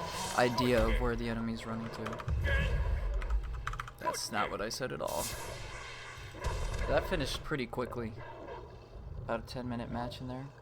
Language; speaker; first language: English; native; English